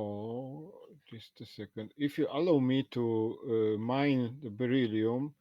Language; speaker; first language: English; non-native, learner; Polish